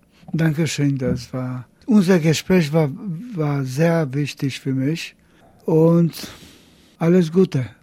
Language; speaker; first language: German; non-native, learner; Polish